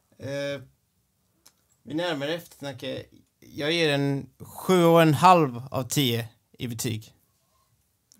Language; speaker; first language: Swedish; native; Swedish